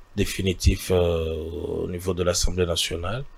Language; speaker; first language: French; non-native, local second language; Swahili